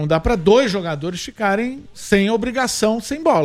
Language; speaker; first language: Portuguese; native; Portuguese